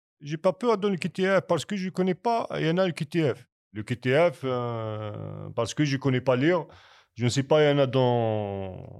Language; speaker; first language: French; non-native, learner; Kabyle